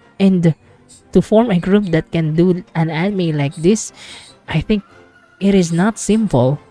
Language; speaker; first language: English; non-native, local second language; Filipino